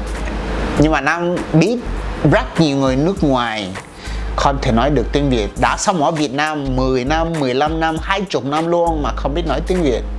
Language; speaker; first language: Vietnamese; non-native, fluent; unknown